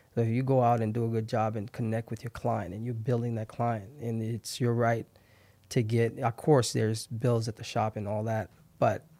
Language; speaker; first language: English; non-native, fluent; Haitian Creole